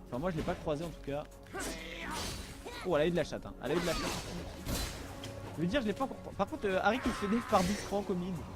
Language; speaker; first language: French; native; French